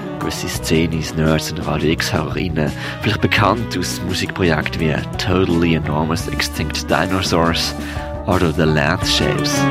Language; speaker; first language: German; native; German